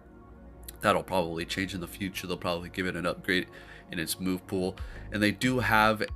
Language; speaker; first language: English; native; English